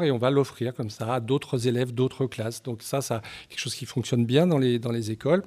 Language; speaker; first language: French; native; French